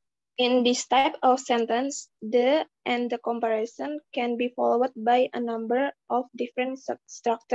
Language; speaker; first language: English; non-native, learner; Indonesian